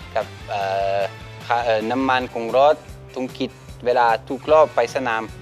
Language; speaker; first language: Thai; non-native, learner; French